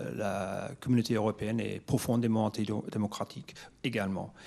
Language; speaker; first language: French; non-native, fluent; English